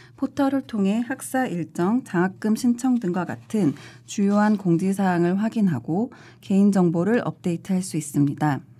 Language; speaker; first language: Korean; native; Korean